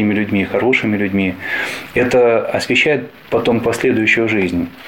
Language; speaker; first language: Russian; native; Russian